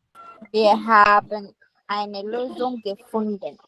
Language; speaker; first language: German; non-native, learner; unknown